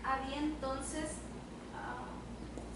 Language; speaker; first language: Spanish; native; Spanish